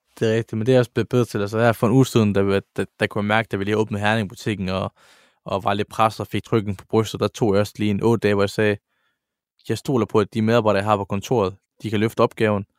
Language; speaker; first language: Danish; early bilingual, other home language; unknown